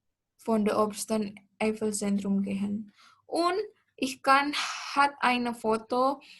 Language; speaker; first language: German; non-native, learner; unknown